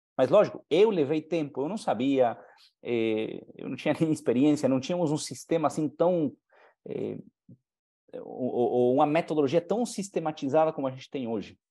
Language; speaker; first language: Portuguese; non-native, fluent; Spanish